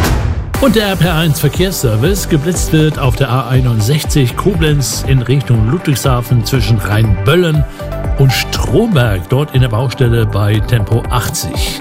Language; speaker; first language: German; native; German